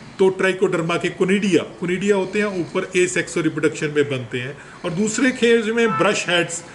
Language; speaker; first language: Hindi; non-native, local second language; Punjabi